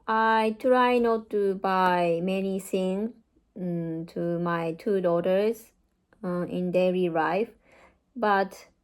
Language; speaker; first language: English; non-native, learner; Japanese